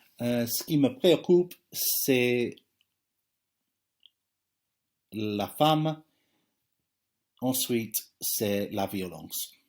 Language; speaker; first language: French; non-native, fluent; English